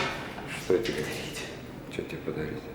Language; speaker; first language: Russian; native; Russian